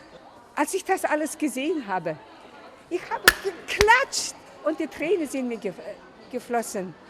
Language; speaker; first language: German; non-native, fluent; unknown